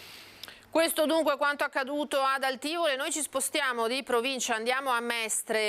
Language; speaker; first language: Italian; native; Italian